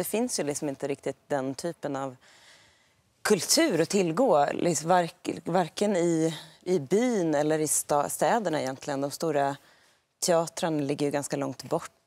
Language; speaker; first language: Swedish; native; Swedish